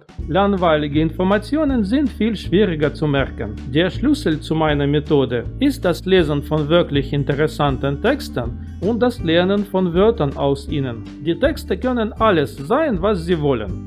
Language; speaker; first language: German; non-native, fluent; Russian